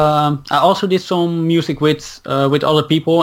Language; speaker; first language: English; non-native, fluent; Dutch